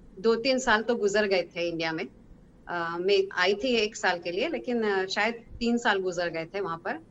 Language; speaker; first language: Hindi; early bilingual, heritage; Hebrew